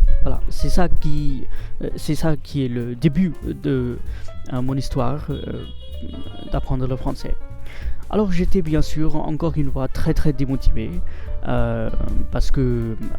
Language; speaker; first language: French; non-native, fluent; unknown